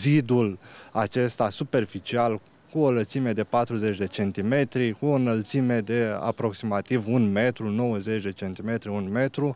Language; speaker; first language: Romanian; native; Romanian